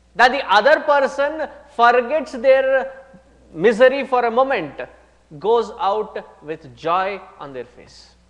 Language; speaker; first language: English; non-native, local second language; Hindi